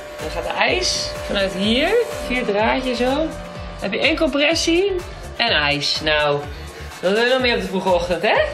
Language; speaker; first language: Dutch; native; Dutch